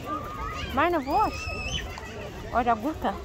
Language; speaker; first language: German; non-native, learner; Amharic